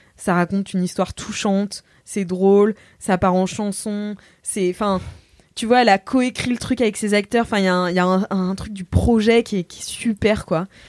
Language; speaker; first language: French; native; French